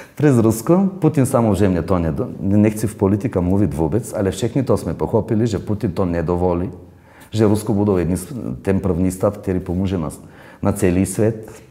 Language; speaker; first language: Czech; non-native, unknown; Bulgarian